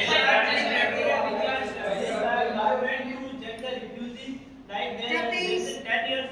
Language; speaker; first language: English; non-native, learner; Hindi